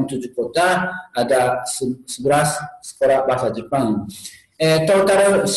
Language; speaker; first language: Indonesian; non-native, learner; Japanese